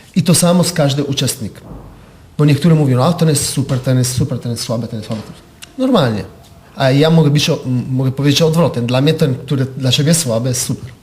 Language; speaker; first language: Polish; non-native, fluent; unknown